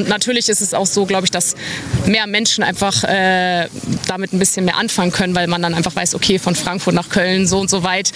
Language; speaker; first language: German; native; German